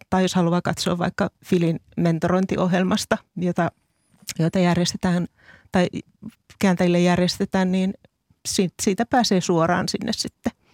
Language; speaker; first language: Finnish; native; Finnish